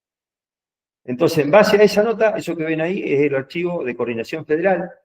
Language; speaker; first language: Spanish; native; Spanish